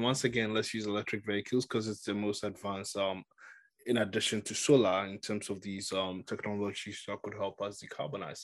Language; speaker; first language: English; non-native, local second language; Akan